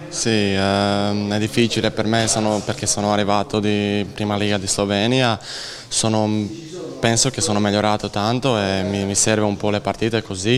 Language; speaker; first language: Italian; non-native, learner; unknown